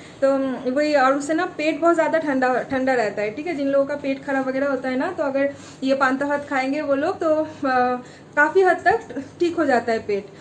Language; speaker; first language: Hindi; native; Hindi